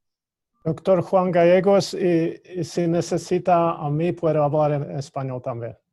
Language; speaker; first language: Spanish; native; Spanish